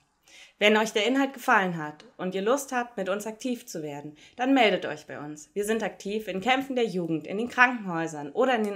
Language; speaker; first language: German; native; German